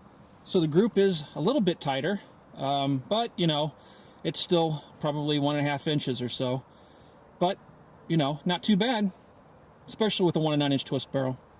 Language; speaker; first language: English; native; English